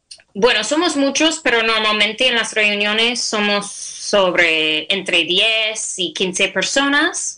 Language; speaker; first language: Spanish; non-native, fluent; English